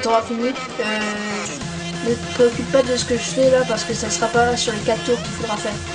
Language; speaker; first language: French; native; French